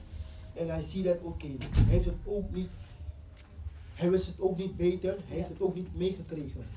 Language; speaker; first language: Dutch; non-native, fluent; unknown